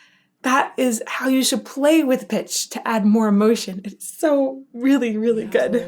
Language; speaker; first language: English; native; English